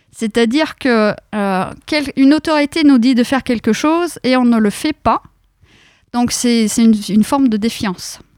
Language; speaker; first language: French; non-native, fluent; Norwegian